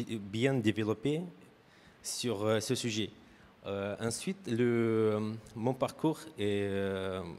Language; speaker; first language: French; non-native, fluent; Romanian